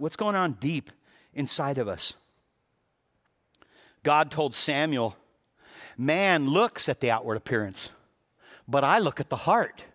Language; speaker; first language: English; native; English